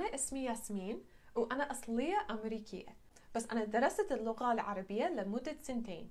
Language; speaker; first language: Arabic; non-native, fluent; English